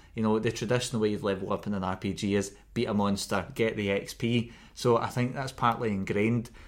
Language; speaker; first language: English; native; English